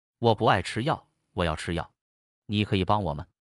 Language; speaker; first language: Chinese; non-native, learner; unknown